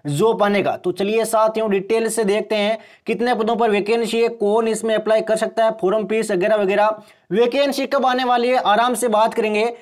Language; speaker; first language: Hindi; native; Hindi